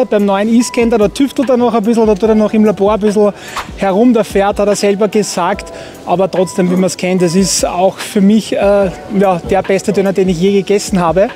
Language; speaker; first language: German; native; German